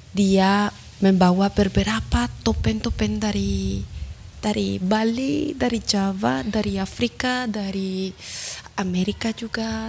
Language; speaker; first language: Indonesian; non-native, learner; Spanish